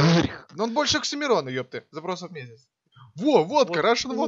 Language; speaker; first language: Russian; native; Russian